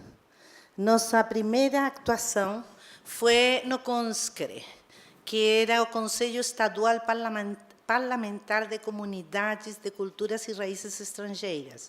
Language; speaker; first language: Portuguese; non-native, fluent; Spanish